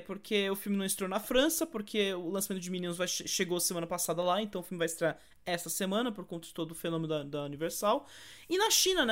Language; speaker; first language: Portuguese; native; Portuguese